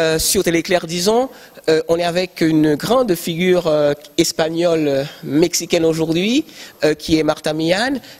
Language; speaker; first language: French; non-native, local second language; Haitian Creole